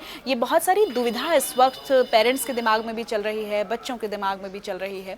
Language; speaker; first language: Hindi; native; Hindi